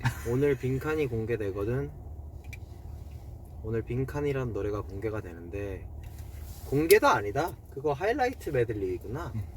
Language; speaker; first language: Korean; native; Korean